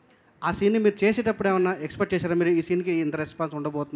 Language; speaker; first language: Telugu; native; Telugu